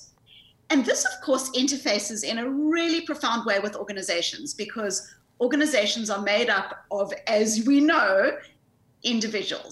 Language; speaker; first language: English; native; English